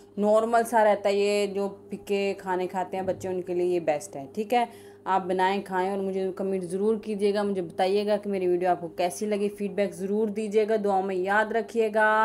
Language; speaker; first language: Urdu; native; Urdu